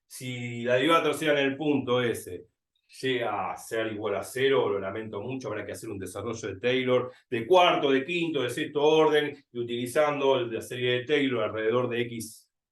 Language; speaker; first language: Spanish; native; Spanish